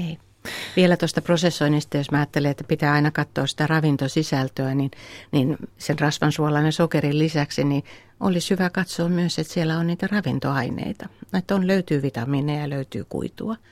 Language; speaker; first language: Finnish; native; Finnish